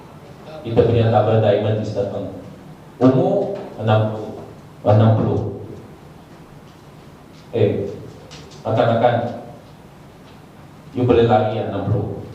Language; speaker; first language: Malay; non-native, local second language; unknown